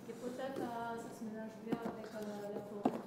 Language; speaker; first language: French; non-native, learner; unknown